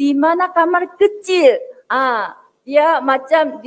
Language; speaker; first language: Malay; non-native, fluent; Korean